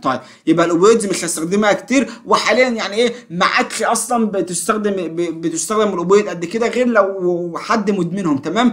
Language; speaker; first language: Arabic; native; Arabic